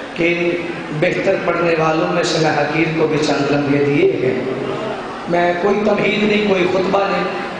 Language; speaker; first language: Urdu; non-native, local second language; Punjabi